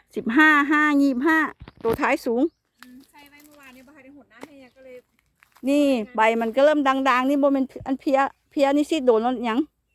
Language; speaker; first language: Thai; native; Thai